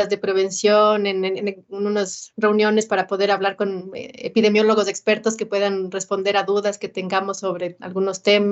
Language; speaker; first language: Spanish; native; Spanish